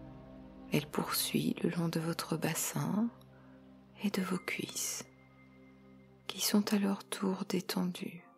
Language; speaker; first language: French; native; French